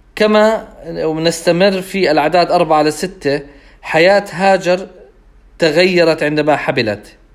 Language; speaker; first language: Arabic; non-native, fluent; English